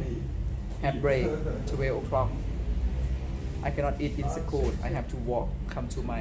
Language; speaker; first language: English; non-native, learner; Thai